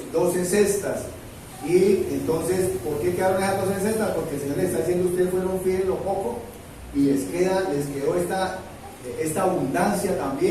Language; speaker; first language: Spanish; native; Spanish